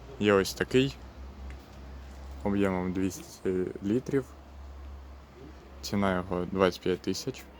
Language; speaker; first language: Ukrainian; native; Ukrainian